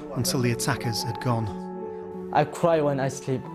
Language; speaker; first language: English; early bilingual, other home language; Arabic